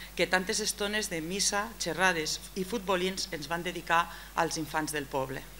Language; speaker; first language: Catalan; native; Catalan